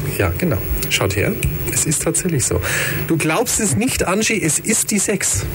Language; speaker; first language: German; native; German